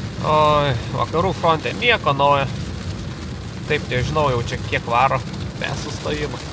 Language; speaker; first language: Lithuanian; native; Lithuanian